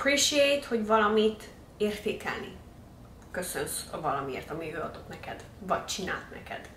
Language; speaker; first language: Hungarian; early bilingual, heritage; English